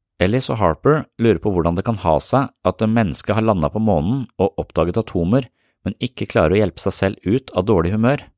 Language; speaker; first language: Norwegian; native; Norwegian